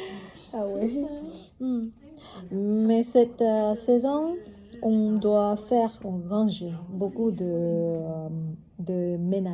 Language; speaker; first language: French; non-native, learner; Vietnamese